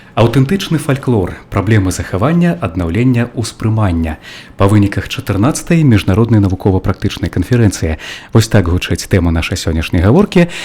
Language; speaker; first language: Belarusian; native; Belarusian